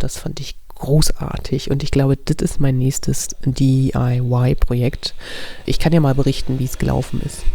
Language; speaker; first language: German; native; German